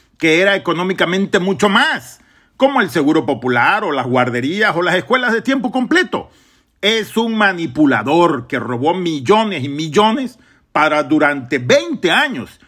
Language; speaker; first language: Spanish; native; Spanish